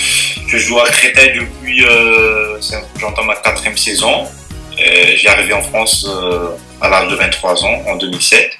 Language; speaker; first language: French; non-native, local second language; Malagasy